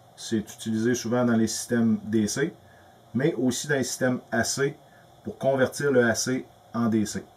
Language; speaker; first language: French; native; French